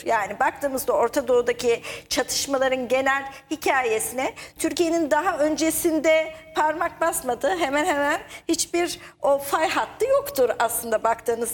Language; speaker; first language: Turkish; native; Turkish